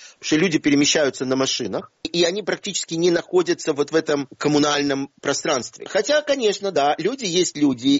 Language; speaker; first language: Russian; native; Russian